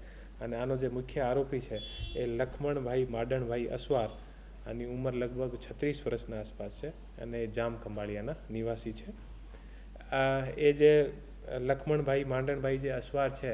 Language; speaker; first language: Gujarati; non-native, fluent; Hindi